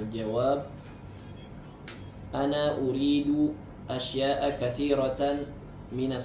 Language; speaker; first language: Arabic; non-native, learner; Indonesian